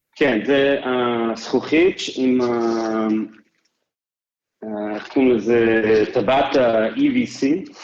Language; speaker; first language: Hebrew; non-native, fluent; English